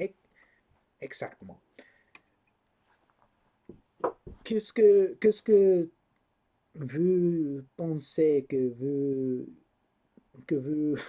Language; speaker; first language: French; non-native, learner; English